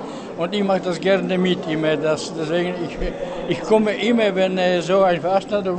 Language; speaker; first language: German; non-native, local second language; Polish